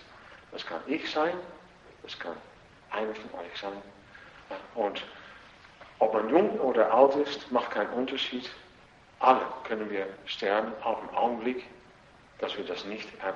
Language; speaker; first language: German; non-native, fluent; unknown